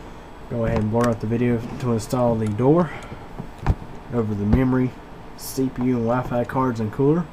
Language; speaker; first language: English; native; English